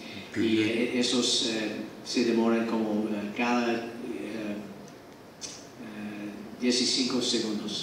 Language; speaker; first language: Spanish; non-native, fluent; English